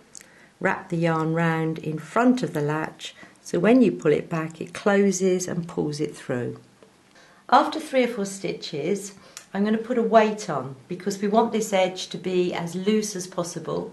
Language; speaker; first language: English; native; English